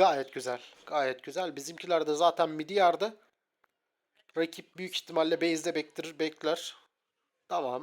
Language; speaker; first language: Turkish; native; Turkish